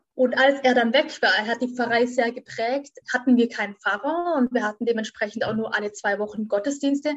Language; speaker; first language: German; native; German